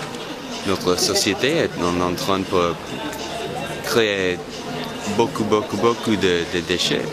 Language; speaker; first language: French; non-native, fluent; English